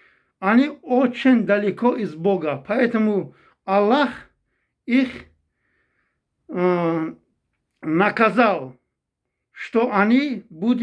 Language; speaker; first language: Russian; non-native, fluent; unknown